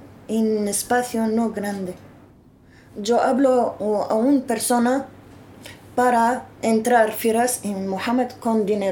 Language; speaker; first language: Spanish; non-native, learner; Arabic